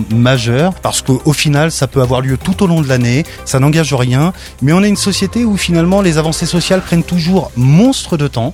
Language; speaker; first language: French; native; French